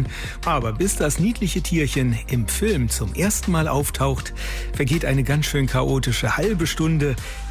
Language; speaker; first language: German; native; German